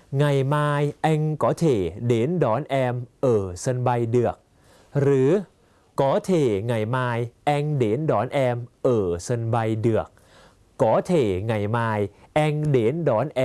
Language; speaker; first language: Thai; native; Thai